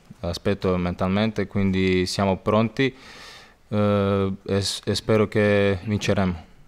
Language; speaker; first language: Italian; non-native, learner; Croatian